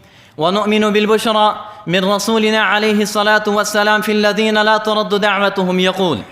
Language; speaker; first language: Arabic; non-native, fluent; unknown